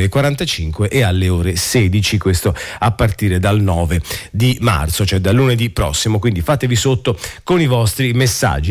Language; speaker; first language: Italian; native; Italian